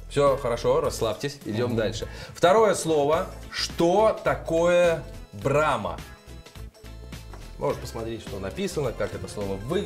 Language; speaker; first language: Russian; native; Russian